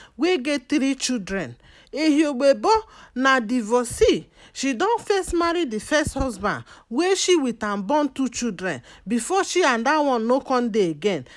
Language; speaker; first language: Nigerian Pidgin; native; Nigerian Pidgin